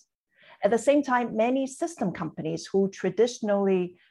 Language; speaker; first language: English; non-native, local second language; Cantonese